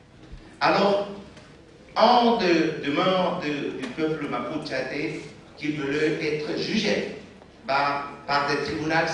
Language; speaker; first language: French; non-native, fluent; Spanish